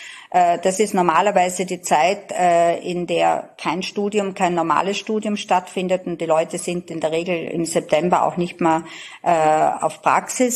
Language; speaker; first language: German; native; German